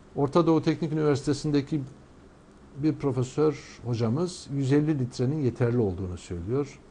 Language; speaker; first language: Turkish; native; Turkish